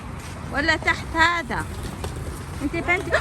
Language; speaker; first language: Arabic; non-native, fluent; Urdu